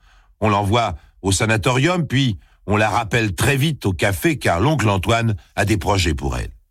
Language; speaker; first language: French; native; French